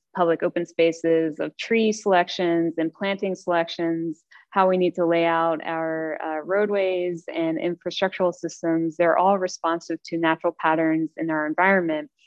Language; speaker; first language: English; native; English